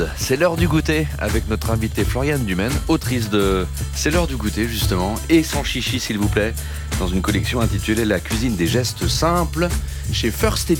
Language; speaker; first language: French; native; French